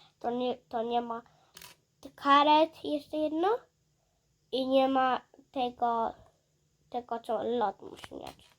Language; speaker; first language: Polish; early bilingual, heritage; Polish